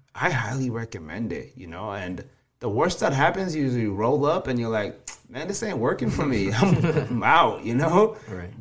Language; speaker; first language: English; early bilingual, other home language; Swahili